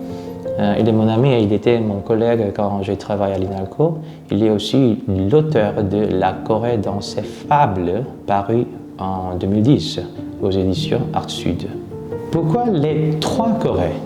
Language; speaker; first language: French; non-native, fluent; Korean